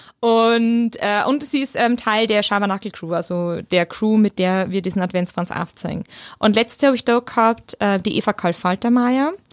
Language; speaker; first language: German; native; German